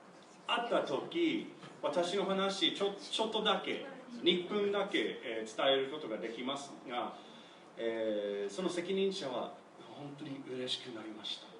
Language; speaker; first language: Japanese; non-native, learner; English